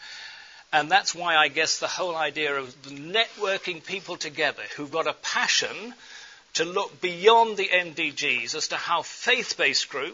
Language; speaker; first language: English; native; English